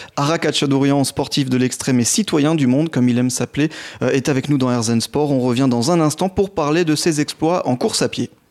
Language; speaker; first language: French; native; French